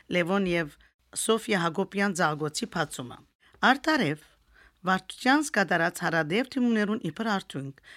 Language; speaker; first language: Armenian; early bilingual, heritage; Armenian